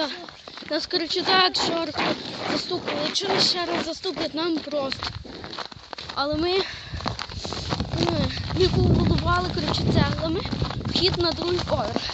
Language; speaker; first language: Ukrainian; native; Ukrainian